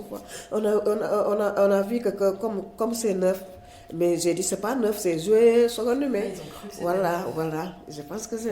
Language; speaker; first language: French; non-native, learner; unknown